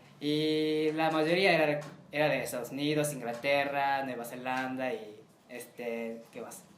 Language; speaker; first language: Spanish; non-native, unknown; Japanese